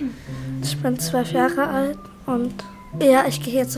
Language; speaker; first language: German; early bilingual, other home language; Arabic